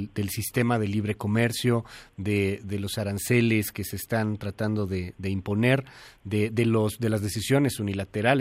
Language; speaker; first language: Spanish; native; Spanish